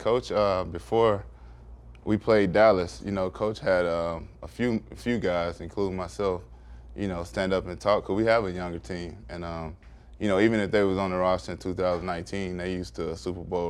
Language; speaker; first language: English; native; English